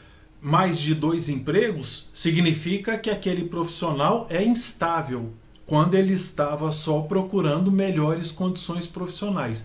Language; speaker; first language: Portuguese; native; Portuguese